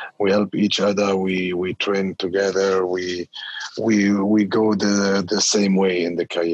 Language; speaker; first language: English; non-native, fluent; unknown